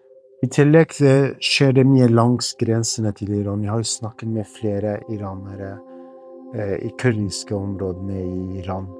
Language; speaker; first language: Norwegian; non-native, fluent; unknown